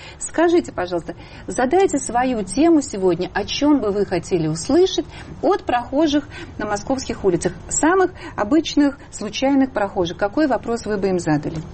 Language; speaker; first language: Russian; native; Russian